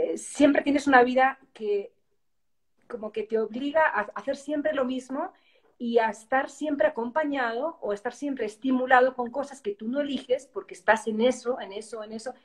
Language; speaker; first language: Spanish; native; Spanish